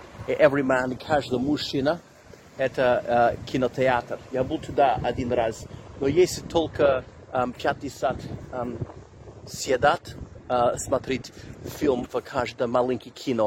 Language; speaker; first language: Russian; non-native, learner; English